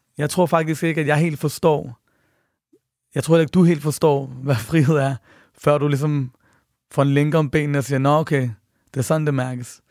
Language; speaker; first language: Danish; early bilingual, other home language; Persian